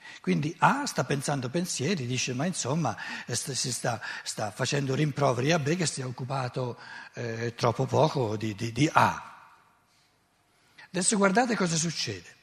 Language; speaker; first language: Italian; native; Italian